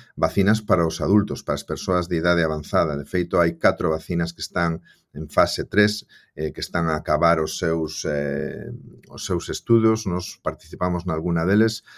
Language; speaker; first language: Galician; native; Galician